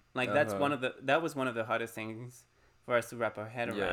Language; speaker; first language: English; early bilingual, other home language; Spanish